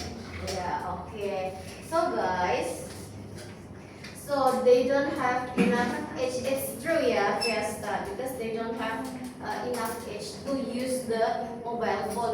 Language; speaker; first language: English; non-native, fluent; Indonesian